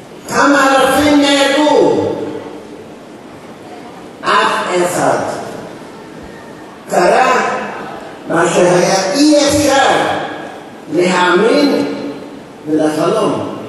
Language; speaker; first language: Hebrew; non-native, fluent; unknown